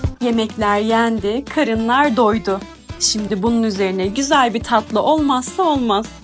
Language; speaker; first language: Turkish; native; Turkish